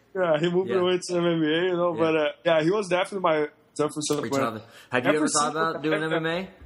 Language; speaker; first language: English; non-native, fluent; Portuguese